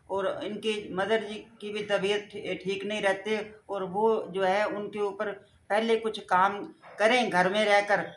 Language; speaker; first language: Hindi; native; Hindi